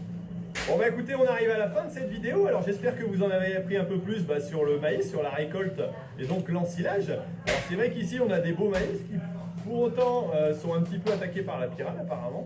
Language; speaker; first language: French; native; French